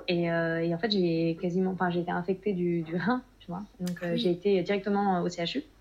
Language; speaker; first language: French; native; French